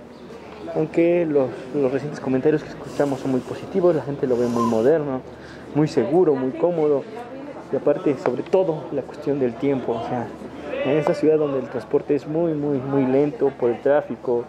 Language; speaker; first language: Spanish; native; Spanish